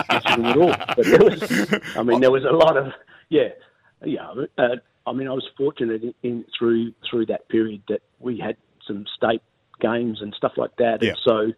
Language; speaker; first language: English; native; English